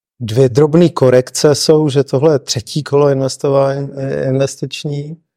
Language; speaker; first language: Czech; native; Czech